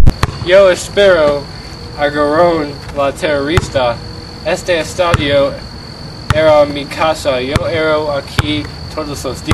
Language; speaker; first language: Spanish; non-native, learner; English